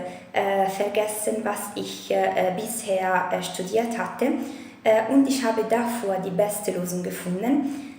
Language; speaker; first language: German; non-native, fluent; Italian